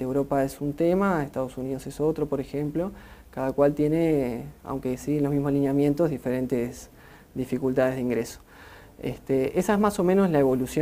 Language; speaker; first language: Spanish; native; Spanish